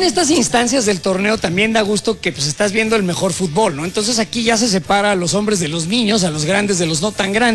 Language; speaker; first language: Spanish; native; Spanish